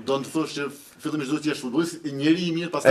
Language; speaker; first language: Albanian; native; Albanian